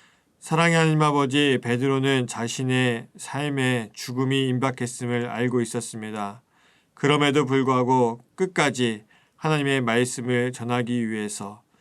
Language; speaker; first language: Korean; native; Korean